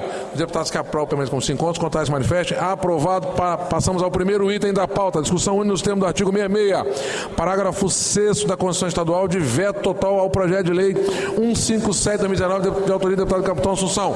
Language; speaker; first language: Portuguese; native; Portuguese